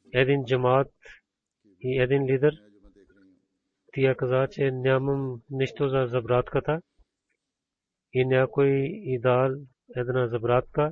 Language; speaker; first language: Bulgarian; non-native, fluent; Urdu